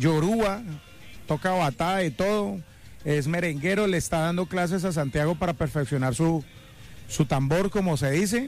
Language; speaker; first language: Spanish; native; Spanish